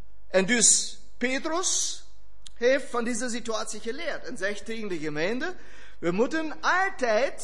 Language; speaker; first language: Dutch; non-native, fluent; German